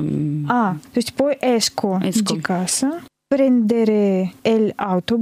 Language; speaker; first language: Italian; non-native, learner; Russian